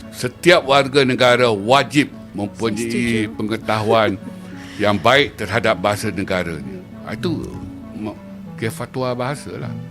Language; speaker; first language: Malay; native; Malay